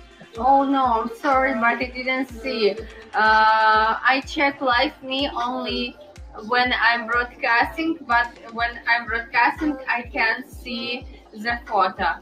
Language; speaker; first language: English; non-native, learner; Russian